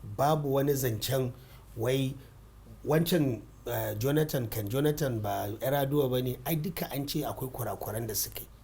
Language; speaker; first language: Hausa; non-native, local second language; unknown